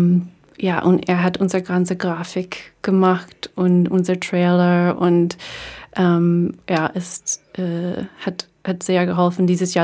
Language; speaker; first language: German; non-native, fluent; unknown